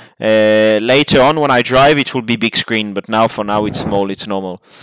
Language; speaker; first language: English; non-native, fluent; French